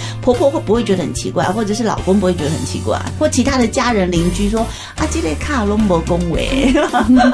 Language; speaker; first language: Chinese; native; Chinese